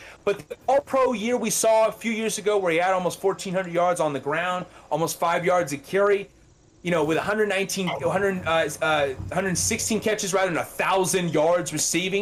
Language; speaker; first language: English; native; English